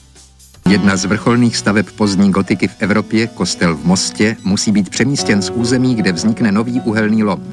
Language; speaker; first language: Czech; native; Czech